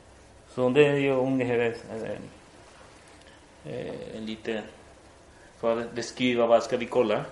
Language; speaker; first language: Swedish; non-native, fluent; Spanish